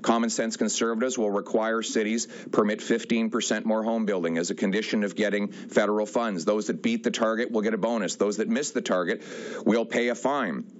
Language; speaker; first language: English; native; English